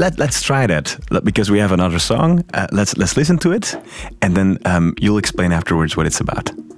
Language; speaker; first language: English; non-native, fluent; Dutch